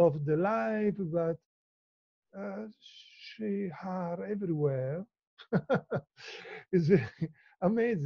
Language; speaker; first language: English; non-native, learner; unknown